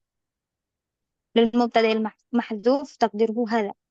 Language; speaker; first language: Arabic; non-native, learner; Indonesian